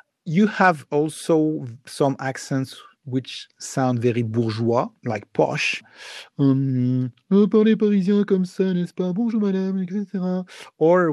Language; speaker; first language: English; non-native, fluent; French